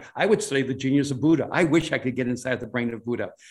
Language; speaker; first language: English; non-native, fluent; Spanish